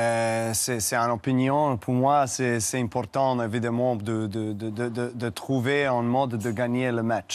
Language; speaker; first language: French; non-native, learner; Serbian